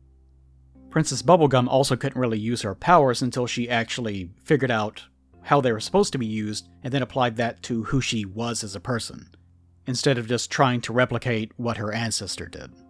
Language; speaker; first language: English; native; English